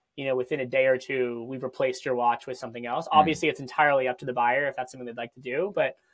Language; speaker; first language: English; native; English